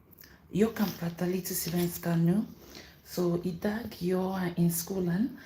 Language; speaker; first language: Swedish; non-native, learner; English